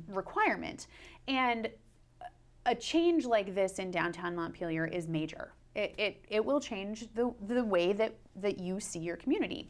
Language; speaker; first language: English; native; English